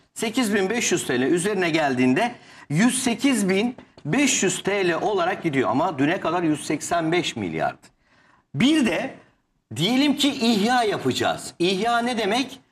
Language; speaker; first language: Turkish; native; Turkish